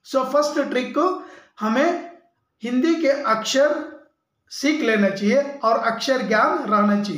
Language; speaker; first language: Hindi; non-native, local second language; Kannada